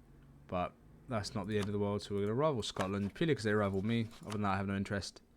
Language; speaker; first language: English; native; English